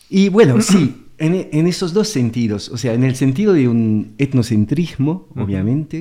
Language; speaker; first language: Spanish; non-native, fluent; French